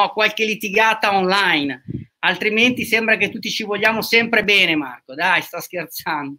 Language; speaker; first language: Italian; native; Italian